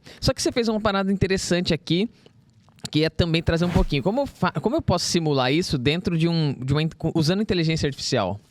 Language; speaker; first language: Portuguese; native; Portuguese